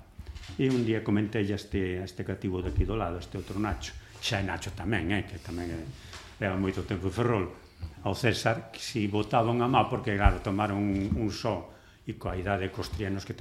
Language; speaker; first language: Galician; non-native, local second language; Spanish